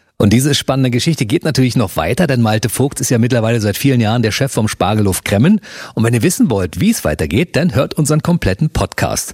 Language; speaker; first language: German; native; German